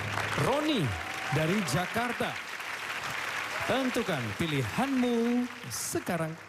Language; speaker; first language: Indonesian; native; Indonesian